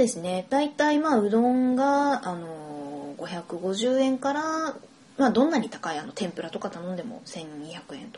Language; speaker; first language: Japanese; native; Japanese